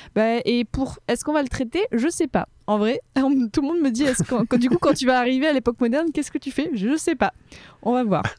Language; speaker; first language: French; native; French